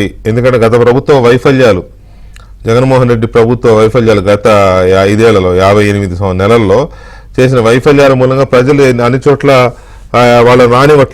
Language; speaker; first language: Telugu; native; Telugu